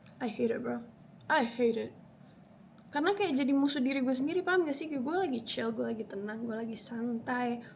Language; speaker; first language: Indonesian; early bilingual, other home language; Spanish